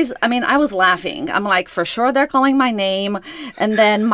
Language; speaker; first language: English; non-native, fluent; Romanian